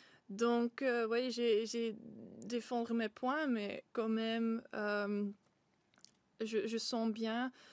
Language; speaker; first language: French; non-native, local second language; Dutch